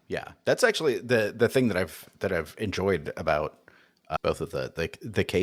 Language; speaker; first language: English; native; English